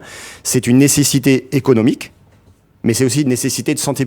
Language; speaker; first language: French; native; French